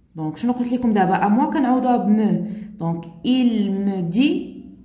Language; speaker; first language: French; non-native, local second language; Arabic